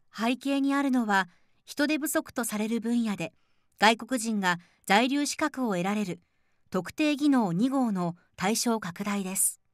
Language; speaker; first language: Japanese; native; Japanese